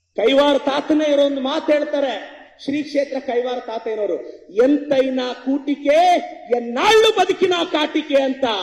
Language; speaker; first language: Kannada; native; Kannada